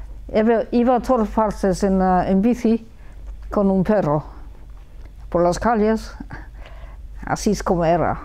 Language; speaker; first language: Spanish; early bilingual, heritage; Spanish